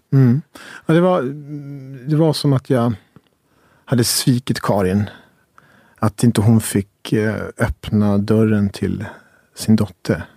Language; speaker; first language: Swedish; native; Swedish